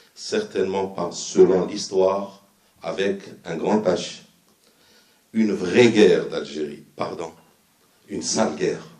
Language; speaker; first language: French; non-native, local second language; Arabic